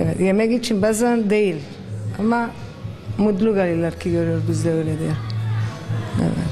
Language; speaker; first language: Turkish; non-native, local second language; Arabic